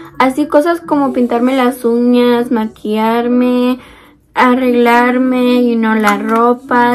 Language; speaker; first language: Spanish; early bilingual, heritage; Spanish